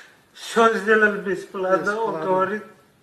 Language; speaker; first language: Russian; non-native, learner; Tajik